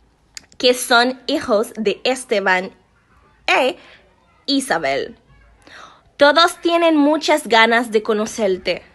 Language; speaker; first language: Spanish; non-native, learner; Haitian Creole